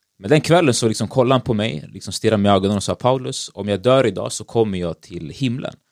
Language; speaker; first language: Swedish; early bilingual, other home language; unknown